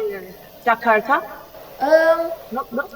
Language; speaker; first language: English; non-native, learner; Korean